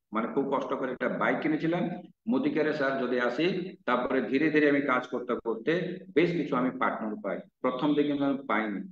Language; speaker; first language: Bangla; non-native, local second language; Odia